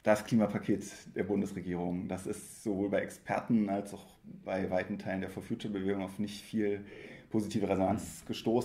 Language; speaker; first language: German; native; German